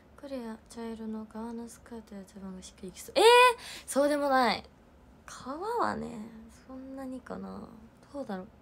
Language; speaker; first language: Japanese; native; Japanese